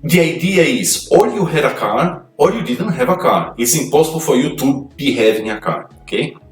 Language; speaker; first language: English; non-native, fluent; Portuguese